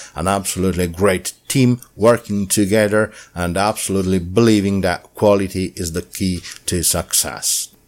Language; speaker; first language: English; non-native, fluent; Italian